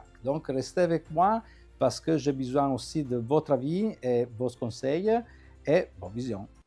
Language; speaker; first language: French; non-native, fluent; Italian